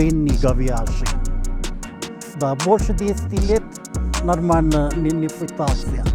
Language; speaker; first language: Russian; non-native, local second language; Turkmen